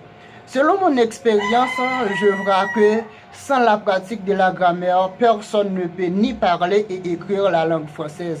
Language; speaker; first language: French; non-native, local second language; Haitian Creole